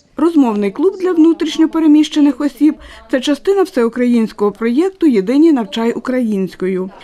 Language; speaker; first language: Ukrainian; native; Ukrainian